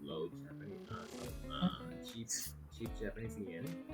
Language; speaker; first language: English; non-native, fluent; Japanese